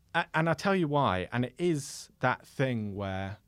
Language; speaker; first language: English; native; English